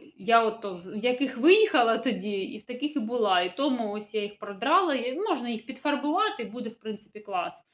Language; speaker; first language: Ukrainian; non-native, local second language; Russian